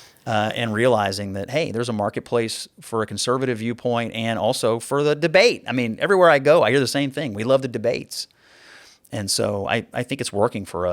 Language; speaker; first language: English; native; English